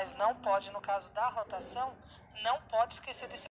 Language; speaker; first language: Portuguese; native; Portuguese